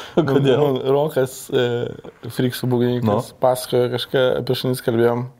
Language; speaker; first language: Lithuanian; native; Lithuanian